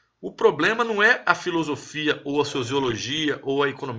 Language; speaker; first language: Portuguese; native; Portuguese